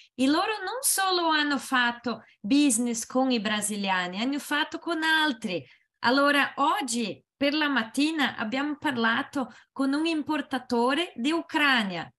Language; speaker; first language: Italian; non-native, learner; Portuguese